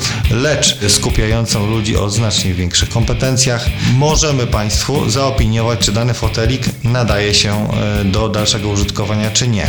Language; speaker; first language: Polish; native; Polish